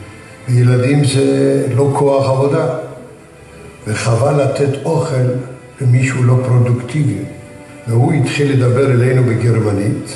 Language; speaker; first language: Hebrew; early bilingual, other home language; Yiddish